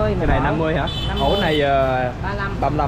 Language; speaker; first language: Vietnamese; early bilingual, heritage; English